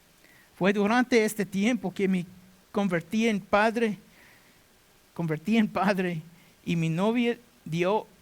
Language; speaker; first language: Spanish; non-native, learner; English